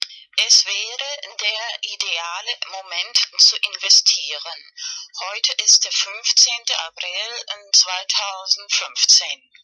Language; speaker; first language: German; non-native, learner; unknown